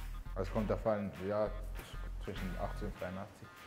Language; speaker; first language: German; native; German